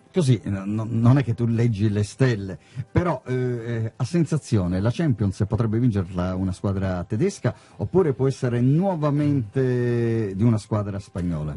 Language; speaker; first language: Italian; native; Italian